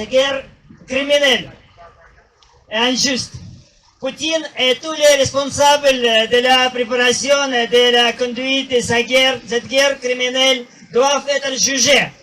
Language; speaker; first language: French; non-native, learner; Russian